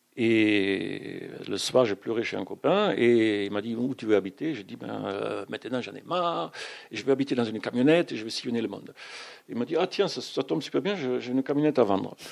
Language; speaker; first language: French; non-native, fluent; German